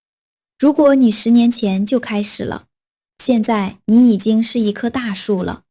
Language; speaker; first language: Chinese; non-native, fluent; Vietnamese